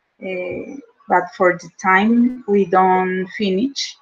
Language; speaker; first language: English; non-native, learner; Spanish